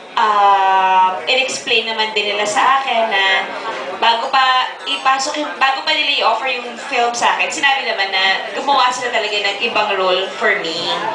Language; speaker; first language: Filipino; native; Filipino